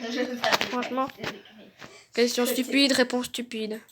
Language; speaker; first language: French; native; French